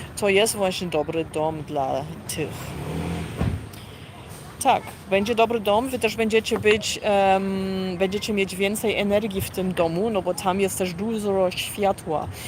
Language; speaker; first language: Polish; early bilingual, heritage; Polish